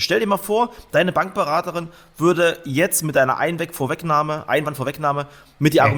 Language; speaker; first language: German; native; German